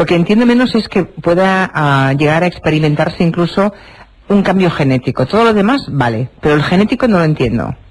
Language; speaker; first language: Spanish; native; Spanish